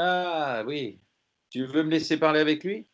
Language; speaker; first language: French; native; French